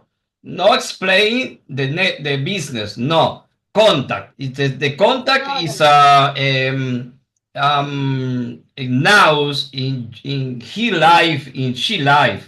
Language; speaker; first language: English; non-native, learner; Spanish